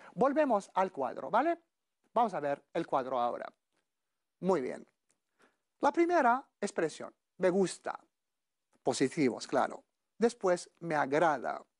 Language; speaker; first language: Spanish; non-native, fluent; Arabic